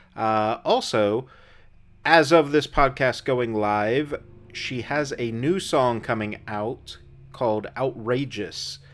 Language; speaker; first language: English; native; English